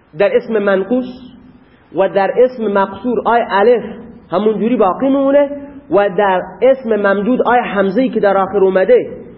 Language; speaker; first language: Persian; non-native, local second language; Baluchi